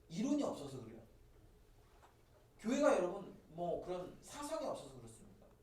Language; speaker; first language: Korean; native; Korean